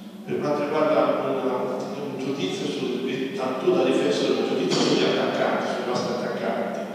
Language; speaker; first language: Italian; native; Italian